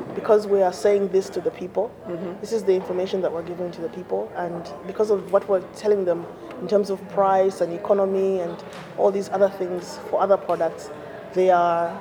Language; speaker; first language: English; non-native, local second language; Bemba